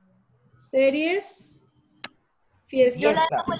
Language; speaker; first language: Spanish; native; Spanish